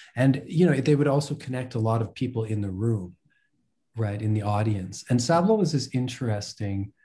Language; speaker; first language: English; native; English